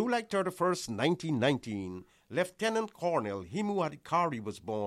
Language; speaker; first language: English; native; English